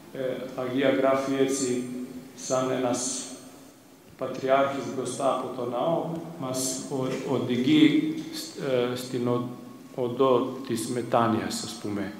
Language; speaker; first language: Greek; non-native, fluent; Serbian